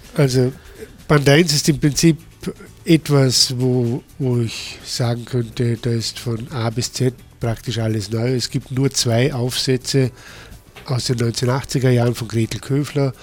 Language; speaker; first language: German; native; German